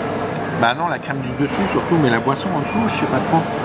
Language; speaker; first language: French; native; French